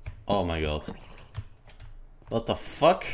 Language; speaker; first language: English; non-native, fluent; Dutch